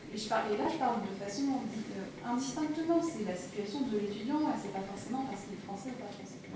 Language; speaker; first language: French; native; French